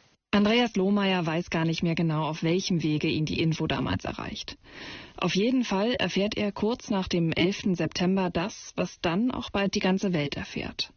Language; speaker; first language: German; native; German